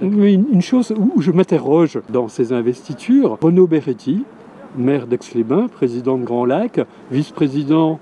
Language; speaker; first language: French; native; French